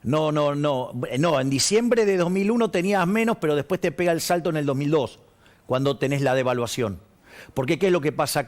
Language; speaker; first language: Spanish; native; Spanish